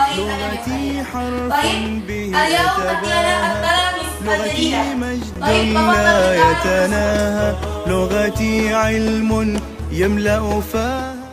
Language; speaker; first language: Arabic; non-native, learner; Indonesian